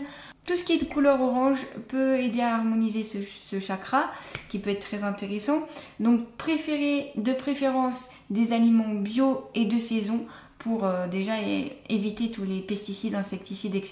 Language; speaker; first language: French; native; French